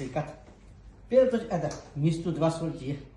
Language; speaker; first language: Russian; non-native, learner; Chinese